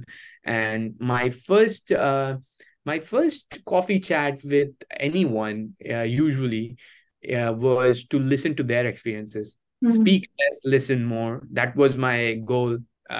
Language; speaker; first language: English; non-native, local second language; Hindi